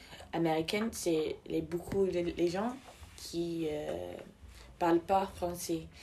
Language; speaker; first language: French; non-native, learner; English